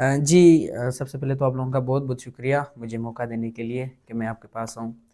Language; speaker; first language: Urdu; non-native, local second language; Pashto